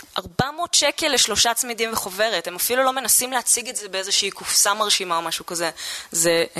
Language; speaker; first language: Hebrew; native; Hebrew